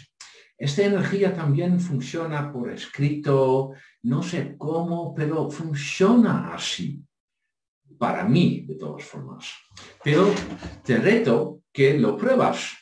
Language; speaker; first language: Spanish; non-native, fluent; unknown